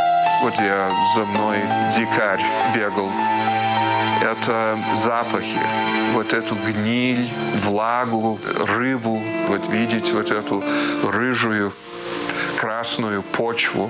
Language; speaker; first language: Russian; early bilingual, heritage; Russian